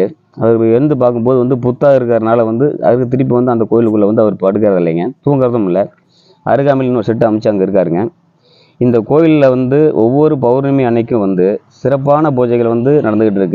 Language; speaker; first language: Tamil; native; Tamil